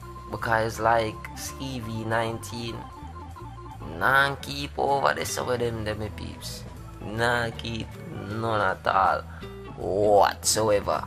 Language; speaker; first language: English; native; English